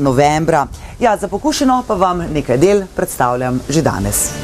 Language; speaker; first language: Slovenian; native; Slovenian